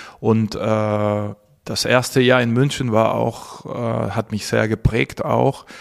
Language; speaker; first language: German; non-native, fluent; Spanish